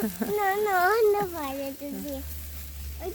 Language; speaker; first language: Italian; early bilingual, other home language; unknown